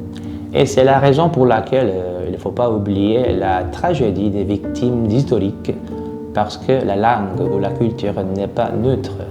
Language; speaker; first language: French; non-native, fluent; Korean